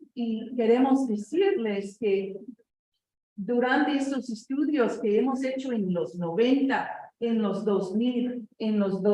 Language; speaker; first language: Spanish; non-native, fluent; English